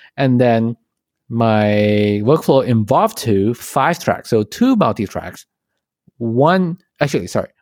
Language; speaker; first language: English; non-native, local second language; Chinese